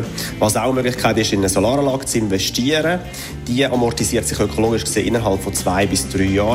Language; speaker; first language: German; native; German